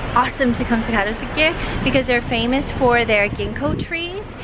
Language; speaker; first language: English; native; English